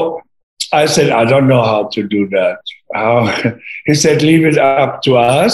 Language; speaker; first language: English; non-native, fluent; German